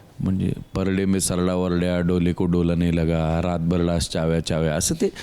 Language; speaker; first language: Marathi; native; Marathi